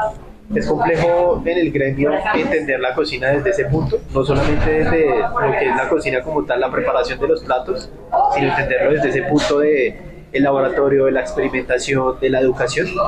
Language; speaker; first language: Spanish; native; Spanish